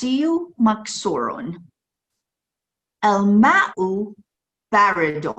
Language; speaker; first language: Arabic; non-native, fluent; English